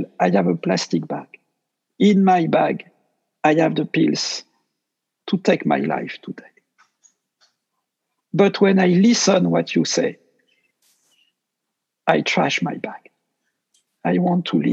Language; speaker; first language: English; non-native, fluent; French